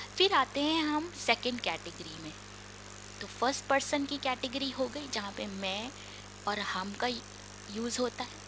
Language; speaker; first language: Hindi; non-native, local second language; Marathi